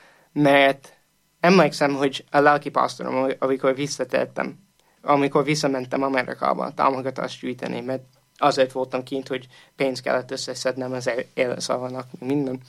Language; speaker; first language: Hungarian; non-native, fluent; English